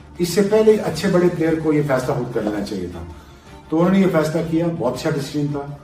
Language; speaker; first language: Urdu; non-native, local second language; Punjabi